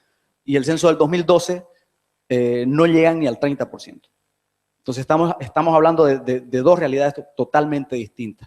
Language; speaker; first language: Spanish; native; Spanish